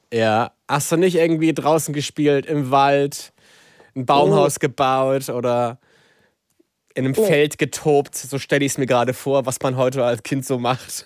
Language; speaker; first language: German; native; German